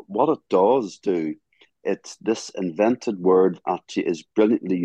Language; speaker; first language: English; native; English